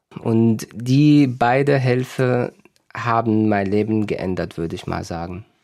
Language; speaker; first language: German; non-native, fluent; Arabic